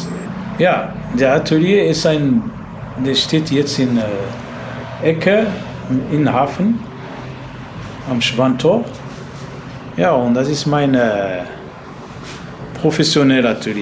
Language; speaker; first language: German; non-native, learner; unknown